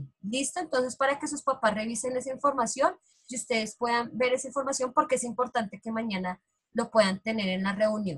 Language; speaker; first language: Spanish; native; Spanish